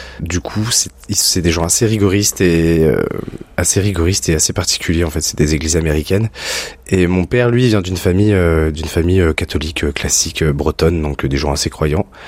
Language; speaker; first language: French; native; French